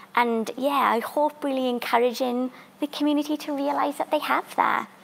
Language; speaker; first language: English; native; English